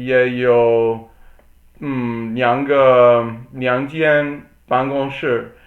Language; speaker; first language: Chinese; non-native, learner; English